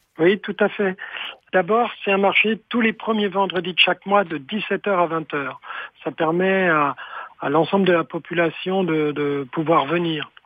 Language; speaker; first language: French; native; French